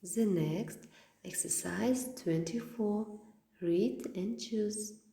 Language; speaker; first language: English; non-native, fluent; Kazakh